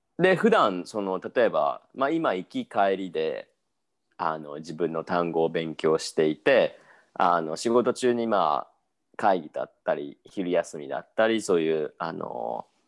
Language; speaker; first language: Japanese; native; Japanese